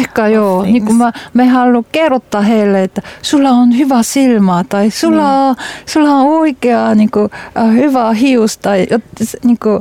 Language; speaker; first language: Finnish; non-native, learner; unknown